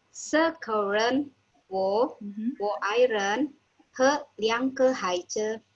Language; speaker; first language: Chinese; non-native, learner; Indonesian